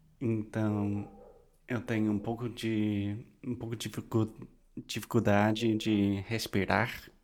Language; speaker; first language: Portuguese; non-native, fluent; English